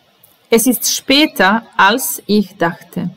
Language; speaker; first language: German; non-native, fluent; Serbian